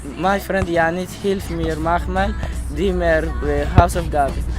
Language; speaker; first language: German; non-native, learner; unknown